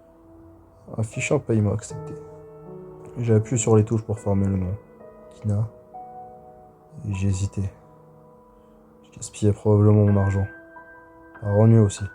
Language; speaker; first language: French; native; French